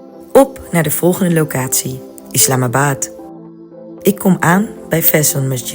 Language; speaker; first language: Dutch; early bilingual, other home language; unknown